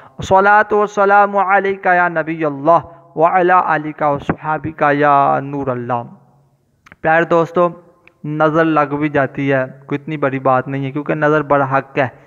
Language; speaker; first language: Urdu; non-native, local second language; Punjabi